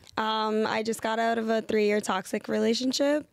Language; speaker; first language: English; native; English